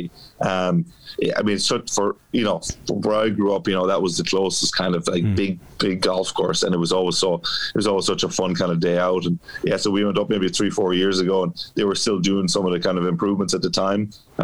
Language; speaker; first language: English; native; English